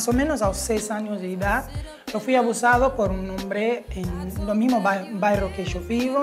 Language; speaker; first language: Spanish; non-native, fluent; Portuguese